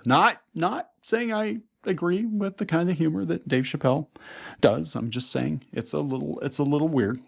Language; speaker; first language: English; native; English